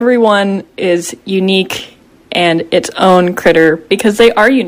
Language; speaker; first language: English; native; English